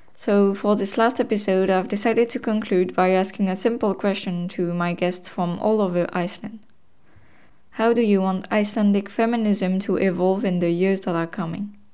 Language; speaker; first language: English; non-native, fluent; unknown